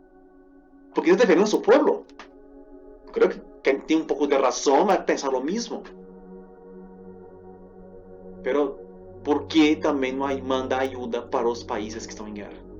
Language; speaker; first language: Portuguese; non-native, fluent; Spanish